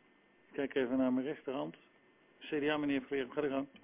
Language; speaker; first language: Dutch; native; Dutch